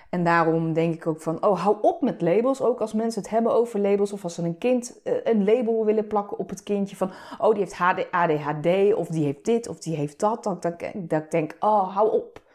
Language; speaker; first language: Dutch; early bilingual, other home language; Turkish